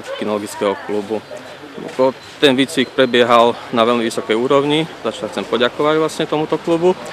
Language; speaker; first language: Slovak; native; Slovak